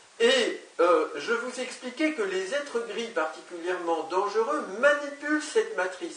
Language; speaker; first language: French; native; French